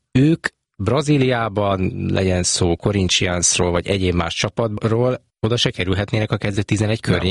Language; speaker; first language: Hungarian; native; Hungarian